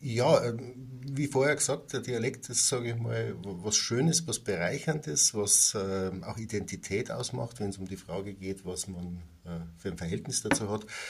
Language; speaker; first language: German; native; German